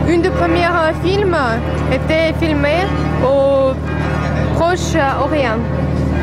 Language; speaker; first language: French; non-native, fluent; Russian